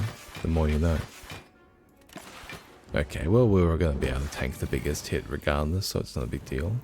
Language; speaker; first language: English; native; English